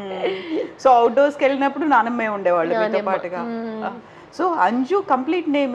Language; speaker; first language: Telugu; native; Telugu